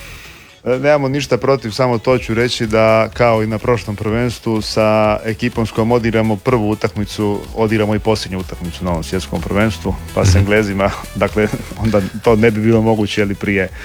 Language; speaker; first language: Serbian; native; Serbian